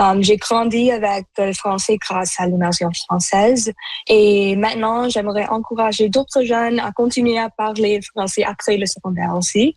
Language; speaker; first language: French; non-native, local second language; Punjabi